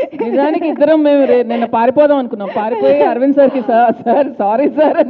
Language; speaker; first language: Telugu; native; Telugu